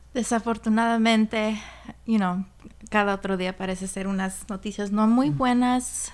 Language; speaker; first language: Spanish; early bilingual, heritage; Spanish